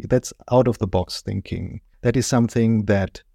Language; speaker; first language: English; non-native, fluent; German